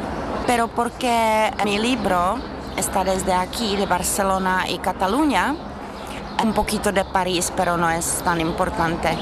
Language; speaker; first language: Spanish; non-native, fluent; Czech